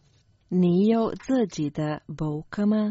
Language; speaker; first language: Chinese; non-native, learner; Croatian